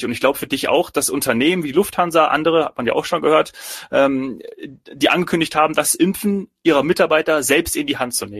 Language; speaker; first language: German; native; German